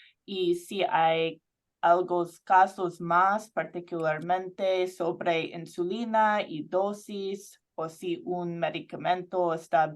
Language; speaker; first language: Spanish; non-native, fluent; English